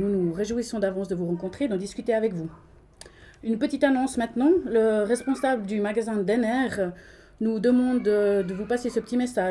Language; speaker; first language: French; native; French